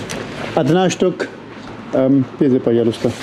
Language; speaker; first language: Russian; non-native, learner; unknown